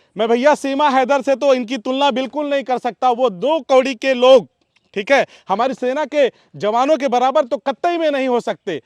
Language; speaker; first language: Hindi; native; Hindi